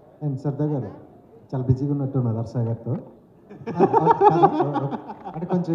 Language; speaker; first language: Telugu; native; Telugu